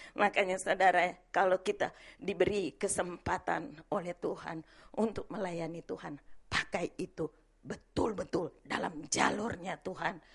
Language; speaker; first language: Indonesian; native; Indonesian